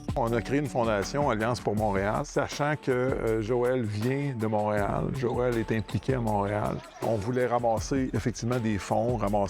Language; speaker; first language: French; native; French